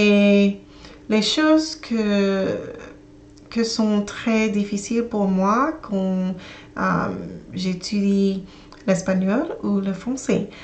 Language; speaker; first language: French; non-native, learner; English